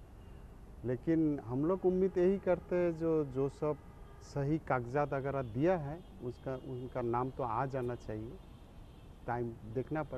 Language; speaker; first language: Urdu; non-native, local second language; Bangla